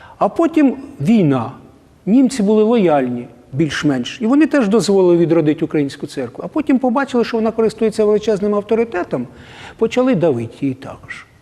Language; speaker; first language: Ukrainian; native; Ukrainian